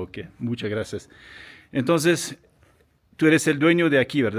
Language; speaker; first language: Spanish; non-native, learner; French